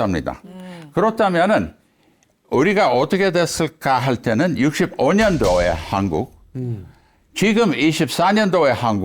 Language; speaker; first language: Korean; non-native, fluent; English